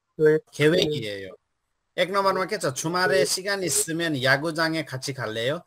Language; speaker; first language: Korean; non-native, fluent; Nepali